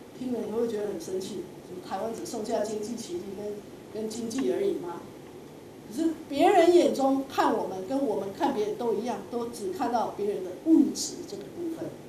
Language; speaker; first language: Chinese; native; Chinese